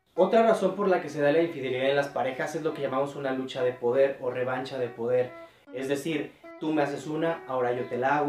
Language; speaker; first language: Spanish; native; Spanish